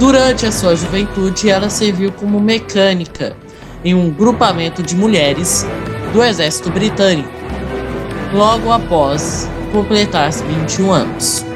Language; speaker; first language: Portuguese; native; Portuguese